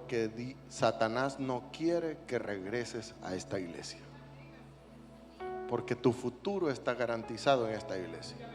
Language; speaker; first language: Spanish; native; Spanish